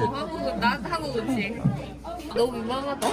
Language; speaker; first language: Korean; non-native, learner; English